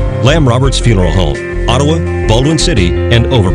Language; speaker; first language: English; native; English